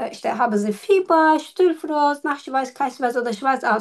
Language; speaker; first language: German; non-native, learner; Turkish